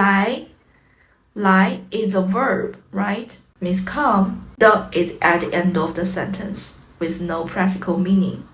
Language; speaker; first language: English; non-native, fluent; Chinese